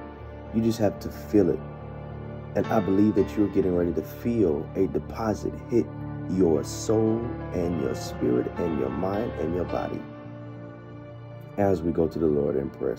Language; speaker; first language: English; native; English